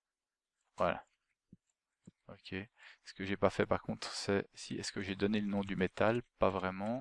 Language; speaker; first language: French; native; French